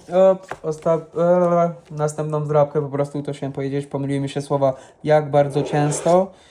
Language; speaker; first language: Polish; non-native, fluent; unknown